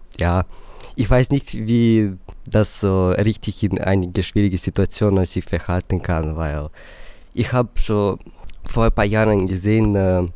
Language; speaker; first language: German; early bilingual, other home language; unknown